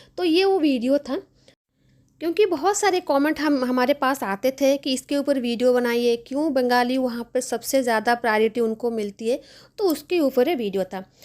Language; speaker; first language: Hindi; non-native, local second language; Bangla